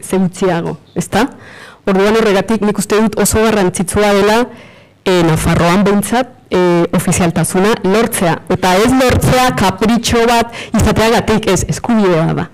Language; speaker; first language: Basque; non-native, fluent; Spanish